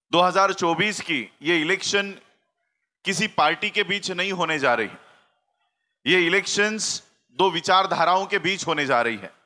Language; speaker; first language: Hindi; native; Hindi